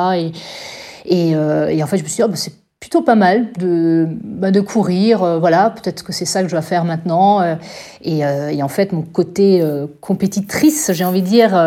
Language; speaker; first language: French; native; French